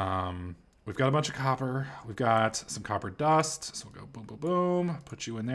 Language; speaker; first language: English; native; English